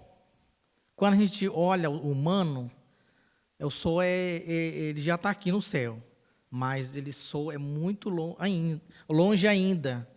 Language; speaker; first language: Portuguese; non-native, local second language; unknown